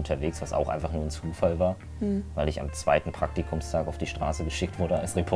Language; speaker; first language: German; native; German